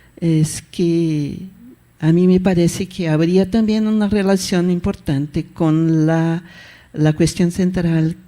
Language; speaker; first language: Spanish; non-native, fluent; Portuguese